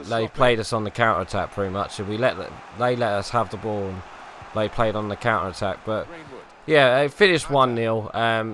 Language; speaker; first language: English; native; English